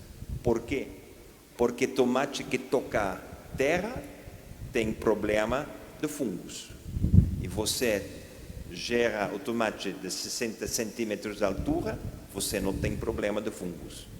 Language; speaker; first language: Portuguese; non-native, fluent; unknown